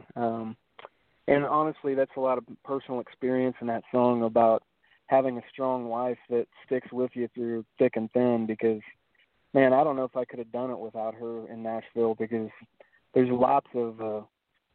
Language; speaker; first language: English; native; English